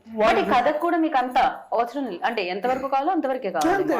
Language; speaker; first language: Telugu; native; Telugu